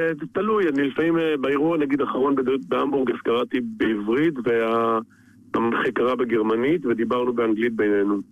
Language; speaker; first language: Hebrew; native; Hebrew